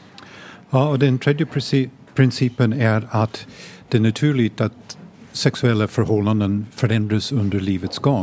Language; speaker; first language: Swedish; non-native, fluent; English